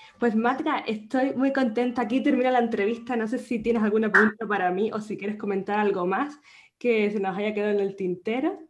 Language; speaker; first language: Spanish; native; Spanish